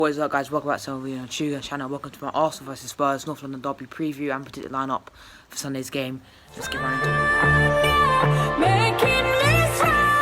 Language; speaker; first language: English; native; English